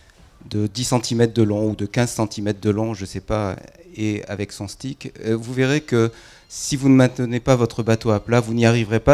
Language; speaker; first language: French; native; French